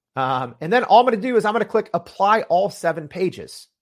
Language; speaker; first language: English; native; English